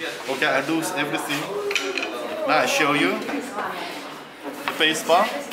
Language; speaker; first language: English; non-native, fluent; Chinese